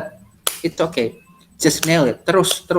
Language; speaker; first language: English; non-native, learner; Indonesian